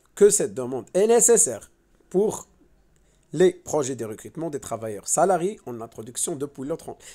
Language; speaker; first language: French; non-native, local second language; Arabic